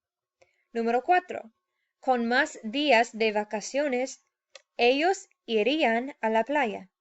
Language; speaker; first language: Spanish; non-native, fluent; English